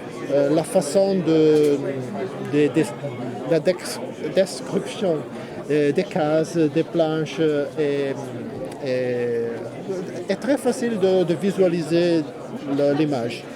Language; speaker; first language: French; non-native, fluent; Italian